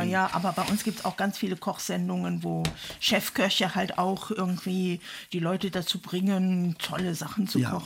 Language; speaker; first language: German; native; German